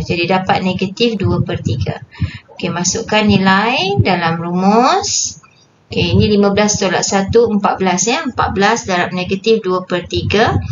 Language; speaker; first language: Malay; native; Malay